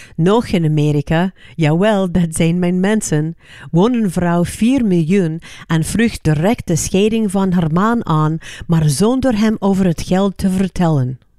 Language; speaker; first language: Dutch; non-native, fluent; English